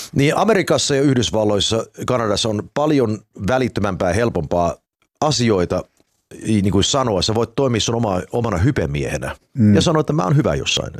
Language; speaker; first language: Finnish; early bilingual, heritage; Finnish